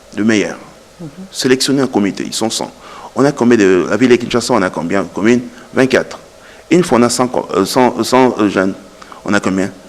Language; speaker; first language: French; non-native, local second language; Lingala